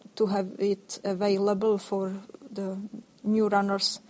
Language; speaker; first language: English; non-native, fluent; Czech